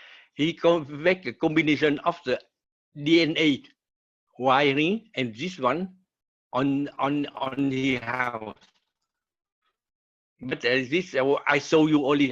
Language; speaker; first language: English; non-native, learner; Vietnamese